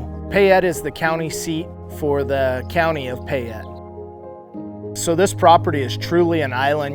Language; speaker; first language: English; native; English